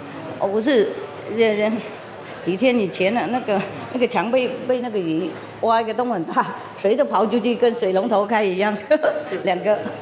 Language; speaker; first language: Chinese; non-native, fluent; Vietnamese